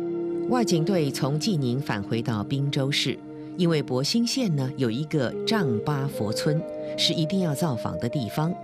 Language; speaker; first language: Chinese; native; Chinese